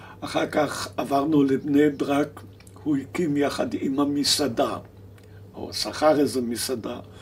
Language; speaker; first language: Hebrew; early bilingual, other home language; German